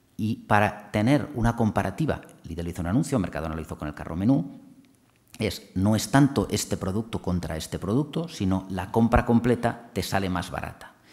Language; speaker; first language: Spanish; non-native, local second language; Catalan